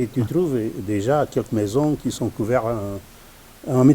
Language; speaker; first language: French; non-native, learner; Portuguese